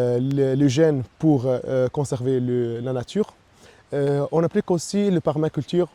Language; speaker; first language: French; non-native, local second language; Arabic